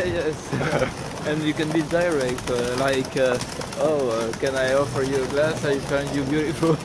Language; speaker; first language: English; non-native, learner; French